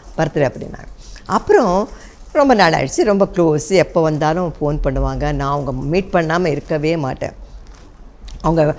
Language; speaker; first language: Tamil; non-native, local second language; Telugu